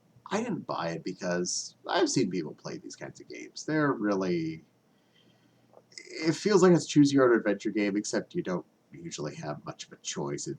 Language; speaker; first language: English; native; English